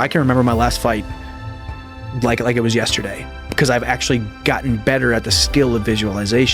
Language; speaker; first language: English; native; English